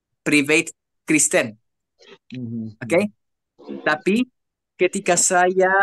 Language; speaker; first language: Indonesian; non-native, learner; Spanish